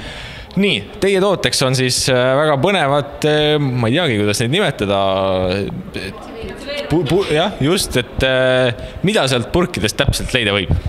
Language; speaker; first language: Estonian; native; Estonian